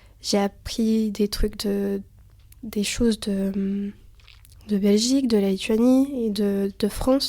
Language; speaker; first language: French; early bilingual, other home language; Lithuanian